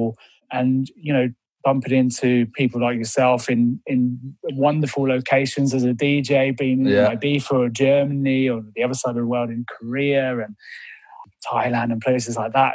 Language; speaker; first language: English; native; English